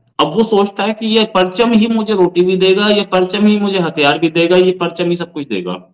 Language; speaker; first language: Hindi; native; Hindi